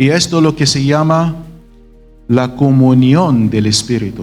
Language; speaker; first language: Spanish; non-native, fluent; Arabic